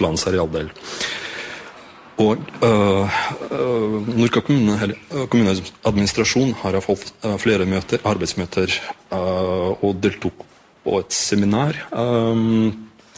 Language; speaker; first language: Norwegian; non-native, fluent; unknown